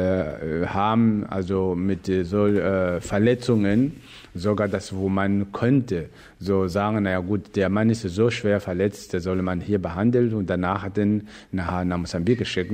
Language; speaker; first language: German; non-native, fluent; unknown